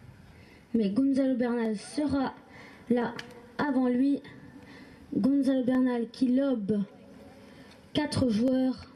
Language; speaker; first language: French; native; French